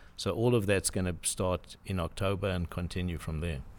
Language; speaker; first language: English; native; English